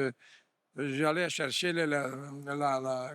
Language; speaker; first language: French; non-native, fluent; Italian